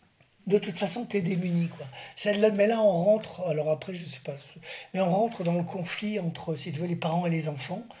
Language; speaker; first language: French; native; French